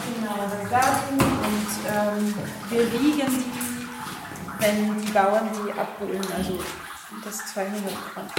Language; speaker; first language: German; non-native, learner; French